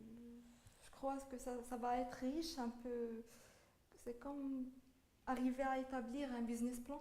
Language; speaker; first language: French; non-native, local second language; Arabic